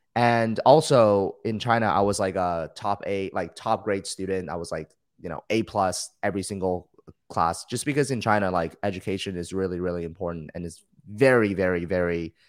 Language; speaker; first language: English; early bilingual, other home language; Chinese